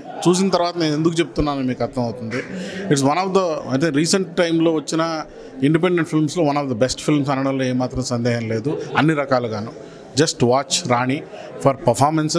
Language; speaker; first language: Telugu; native; Telugu